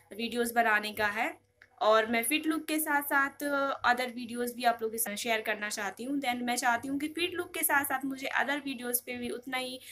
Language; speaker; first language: Hindi; native; Hindi